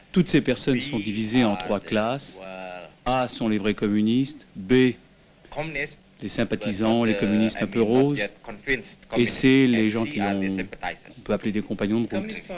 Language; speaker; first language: French; native; French